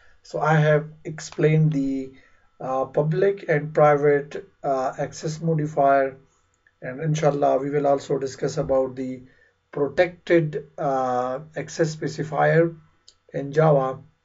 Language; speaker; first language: English; non-native, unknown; Persian